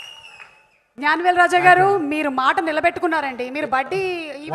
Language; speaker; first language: Telugu; native; Telugu